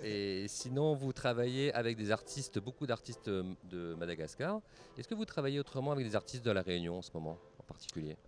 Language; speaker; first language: French; native; French